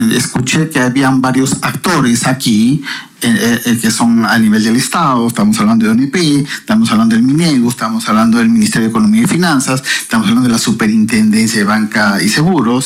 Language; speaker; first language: Spanish; native; Spanish